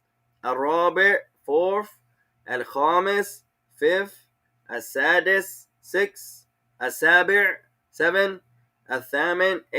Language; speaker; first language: Arabic; non-native, fluent; English